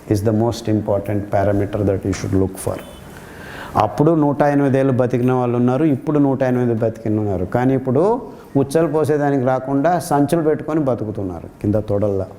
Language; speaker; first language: Telugu; native; Telugu